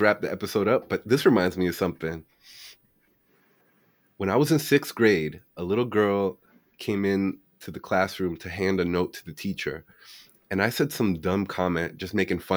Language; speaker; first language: English; native; English